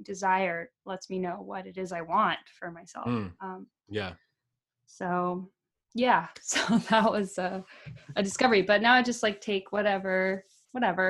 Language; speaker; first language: English; early bilingual, other home language; Portuguese